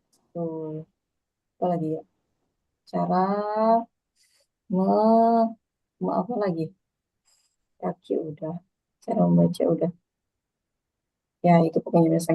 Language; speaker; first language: Indonesian; native; Indonesian